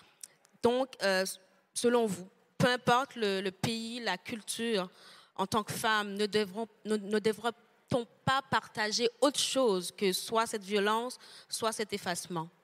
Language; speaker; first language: French; native; French